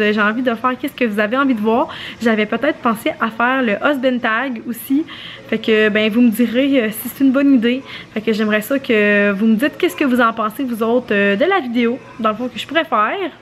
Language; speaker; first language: French; native; French